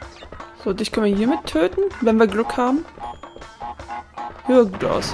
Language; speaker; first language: German; native; German